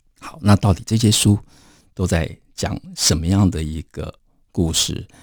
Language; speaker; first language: Chinese; native; Chinese